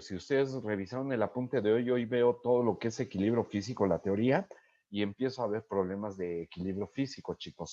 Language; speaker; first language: Spanish; native; Spanish